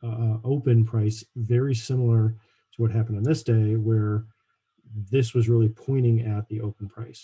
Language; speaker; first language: English; native; English